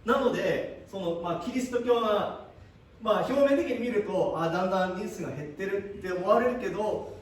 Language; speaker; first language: Japanese; early bilingual, heritage; Japanese